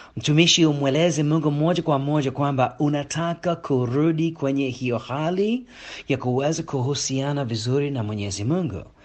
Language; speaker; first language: Swahili; non-native, fluent; English